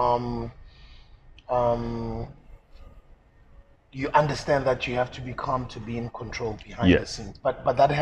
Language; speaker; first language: English; non-native, local second language; Zulu